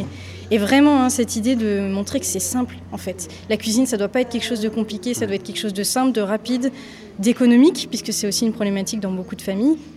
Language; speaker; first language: French; native; French